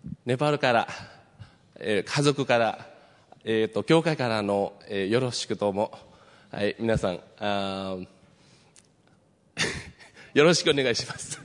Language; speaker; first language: Japanese; non-native, fluent; Nepali